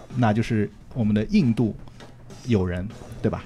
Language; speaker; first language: Chinese; native; Chinese